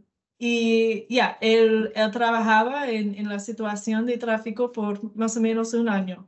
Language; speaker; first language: Spanish; non-native, learner; English